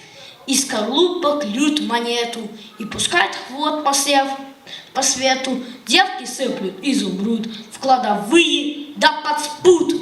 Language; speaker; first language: Russian; early bilingual, heritage; Russian